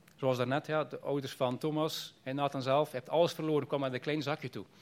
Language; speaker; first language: Dutch; native; Dutch